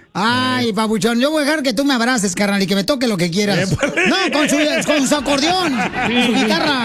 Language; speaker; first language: Spanish; native; Spanish